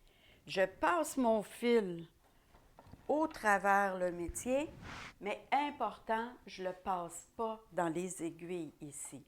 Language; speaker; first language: French; native; French